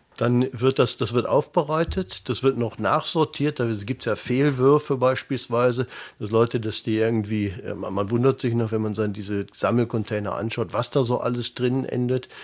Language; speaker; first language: German; native; German